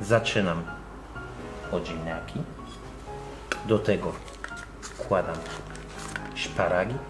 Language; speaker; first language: Polish; non-native, learner; French